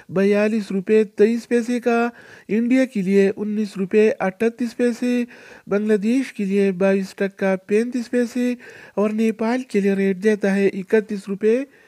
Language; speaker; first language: Urdu; non-native, local second language; Pashto